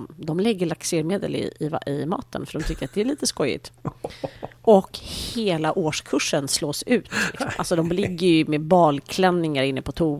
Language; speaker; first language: Swedish; native; Swedish